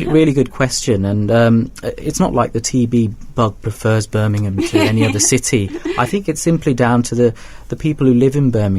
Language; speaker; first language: English; native; English